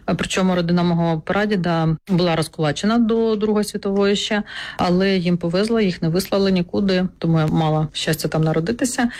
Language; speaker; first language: Ukrainian; non-native, local second language; Russian